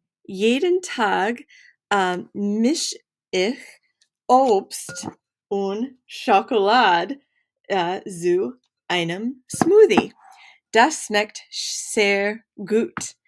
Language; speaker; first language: German; non-native, learner; English